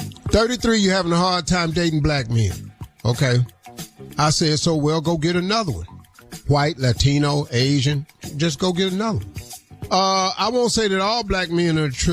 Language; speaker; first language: English; native; English